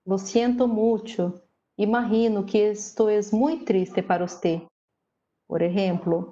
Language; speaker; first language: Spanish; non-native, learner; Portuguese